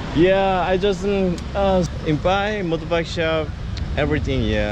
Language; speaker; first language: English; non-native, learner; Korean